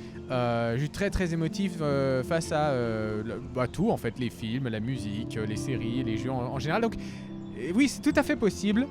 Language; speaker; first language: French; native; French